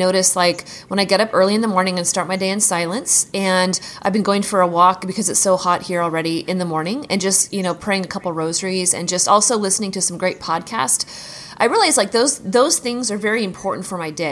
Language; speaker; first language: English; native; English